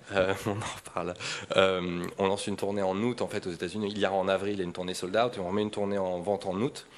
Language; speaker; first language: French; native; French